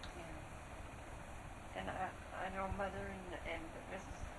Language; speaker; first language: English; native; English